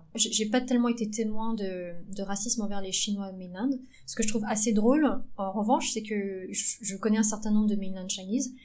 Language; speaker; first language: French; early bilingual, other home language; Vietnamese